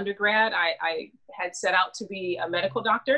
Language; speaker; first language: English; native; English